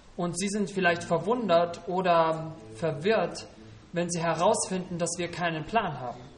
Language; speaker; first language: German; native; German